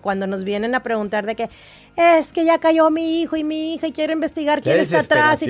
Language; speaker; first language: Spanish; native; Spanish